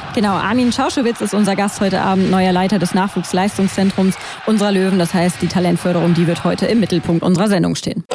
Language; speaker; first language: German; native; German